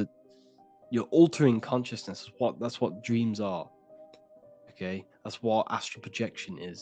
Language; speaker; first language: English; native; English